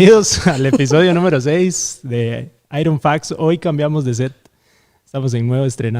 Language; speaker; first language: Spanish; native; Spanish